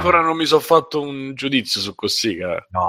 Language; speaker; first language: Italian; native; Italian